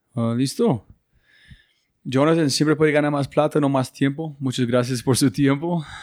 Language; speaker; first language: Spanish; non-native, fluent; English